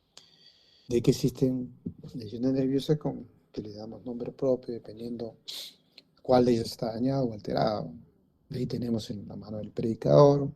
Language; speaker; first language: Spanish; native; Spanish